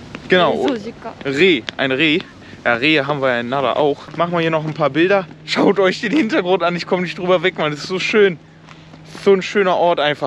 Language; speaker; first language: German; native; German